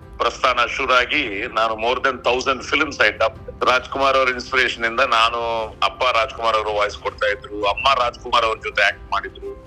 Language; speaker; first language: Kannada; non-native, local second language; Telugu